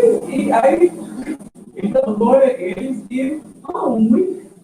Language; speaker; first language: Portuguese; non-native, learner; English